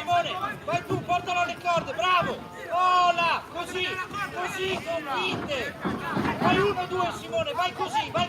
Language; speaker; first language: Italian; native; Italian